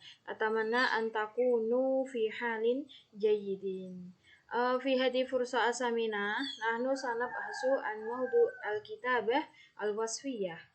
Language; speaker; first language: Arabic; non-native, fluent; Indonesian